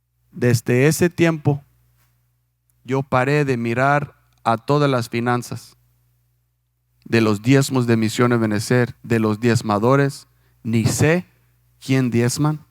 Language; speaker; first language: Spanish; non-native, fluent; English